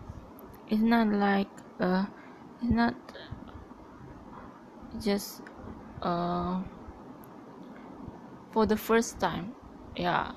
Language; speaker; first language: English; non-native, learner; Malay